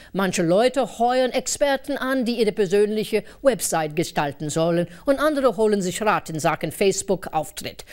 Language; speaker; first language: German; non-native, fluent; English